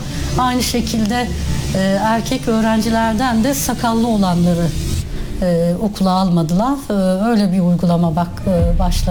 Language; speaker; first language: Turkish; native; Turkish